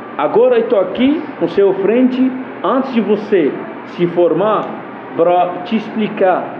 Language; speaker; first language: Portuguese; non-native, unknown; Arabic